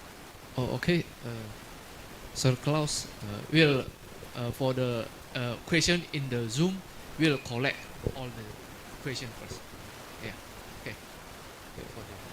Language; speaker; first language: English; non-native, fluent; Indonesian